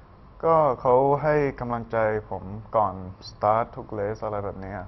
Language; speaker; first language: Thai; early bilingual, heritage; Thai